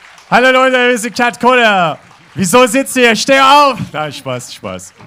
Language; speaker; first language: German; non-native, fluent; Turkish